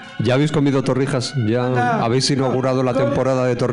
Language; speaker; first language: Spanish; native; Spanish